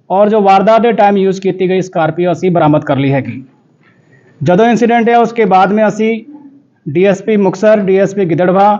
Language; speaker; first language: Hindi; non-native, local second language; Punjabi